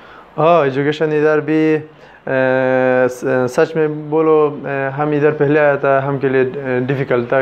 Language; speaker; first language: Hindi; non-native, fluent; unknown